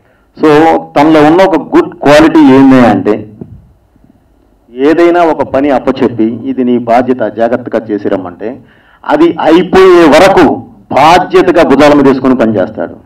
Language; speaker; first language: Telugu; native; Telugu